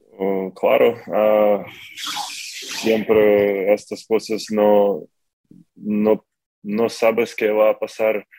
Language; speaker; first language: Spanish; non-native, learner; Ukrainian